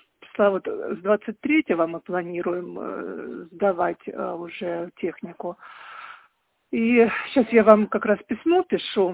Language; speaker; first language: Russian; native; Russian